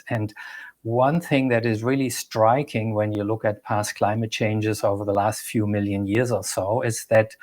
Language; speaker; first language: English; non-native, fluent; German